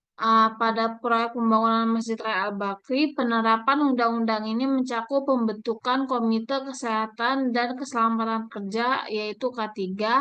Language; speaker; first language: Indonesian; native; Indonesian